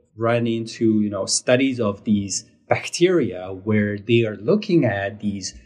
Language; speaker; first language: English; non-native, fluent; Mongolian